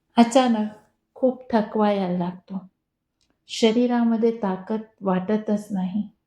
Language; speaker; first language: Marathi; non-native, local second language; Hindi